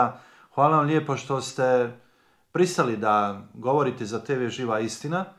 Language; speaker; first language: Croatian; native; Croatian